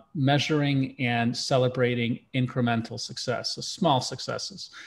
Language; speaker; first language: English; early bilingual, other home language; Russian